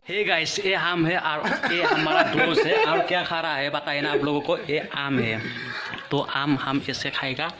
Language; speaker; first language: Hindi; non-native, local second language; Assamese